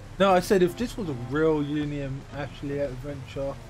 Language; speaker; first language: English; native; English